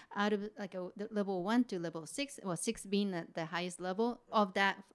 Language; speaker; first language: English; non-native, fluent; Japanese